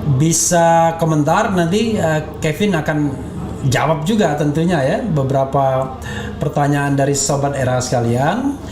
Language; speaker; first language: Indonesian; native; Indonesian